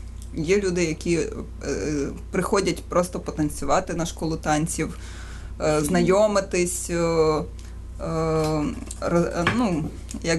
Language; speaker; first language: Ukrainian; native; Ukrainian